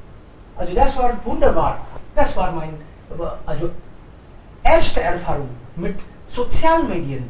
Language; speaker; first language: German; non-native, fluent; Hindi